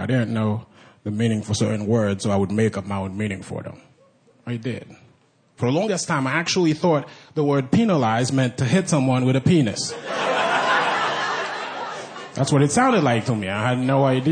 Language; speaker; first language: English; non-native, fluent; Haitian Creole